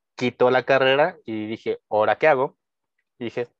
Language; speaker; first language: Spanish; native; Spanish